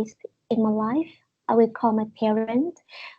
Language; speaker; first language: English; non-native, learner; Vietnamese